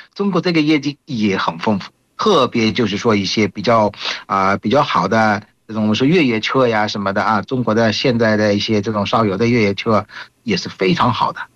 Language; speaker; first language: Chinese; non-native, fluent; Bangla